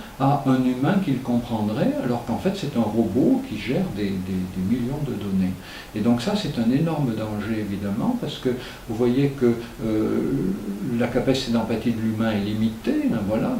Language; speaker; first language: French; native; French